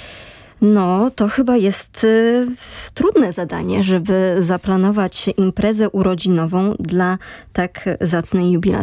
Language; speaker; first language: Polish; native; Polish